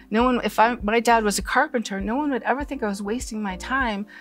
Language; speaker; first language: English; native; English